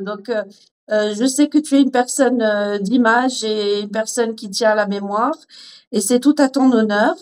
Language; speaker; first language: French; non-native, local second language; Arabic